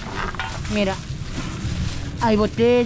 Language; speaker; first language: Spanish; native; Spanish